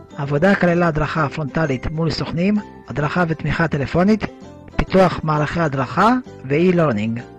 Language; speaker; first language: Hebrew; early bilingual, other home language; Russian